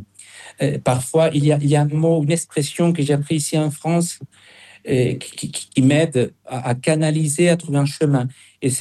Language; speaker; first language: French; non-native, fluent; Spanish